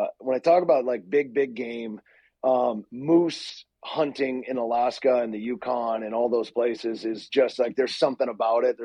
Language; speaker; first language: English; native; English